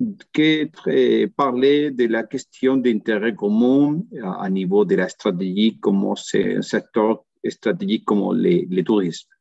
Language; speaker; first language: French; non-native, learner; Spanish